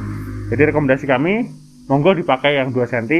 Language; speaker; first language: Indonesian; native; Indonesian